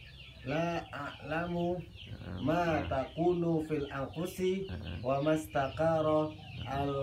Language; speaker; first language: Arabic; non-native, learner; Indonesian